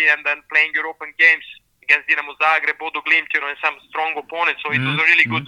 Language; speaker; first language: English; non-native, fluent; Serbian